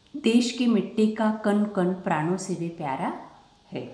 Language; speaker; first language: Hindi; non-native, local second language; Marathi